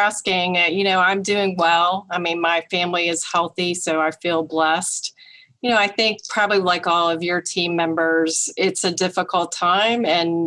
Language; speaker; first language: English; native; English